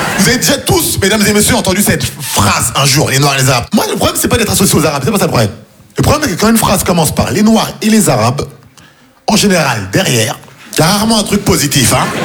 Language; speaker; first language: French; native; French